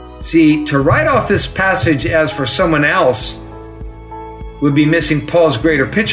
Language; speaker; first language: English; native; English